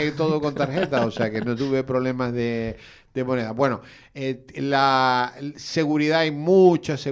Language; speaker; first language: Spanish; native; Spanish